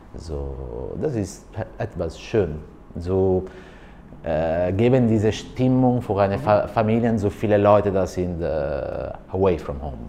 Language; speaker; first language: German; non-native, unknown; Italian